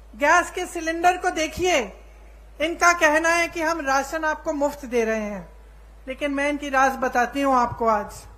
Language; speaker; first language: Hindi; native; Hindi